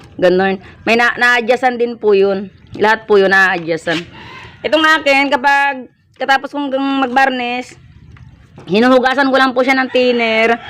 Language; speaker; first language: Filipino; non-native, local second language; Hiligaynon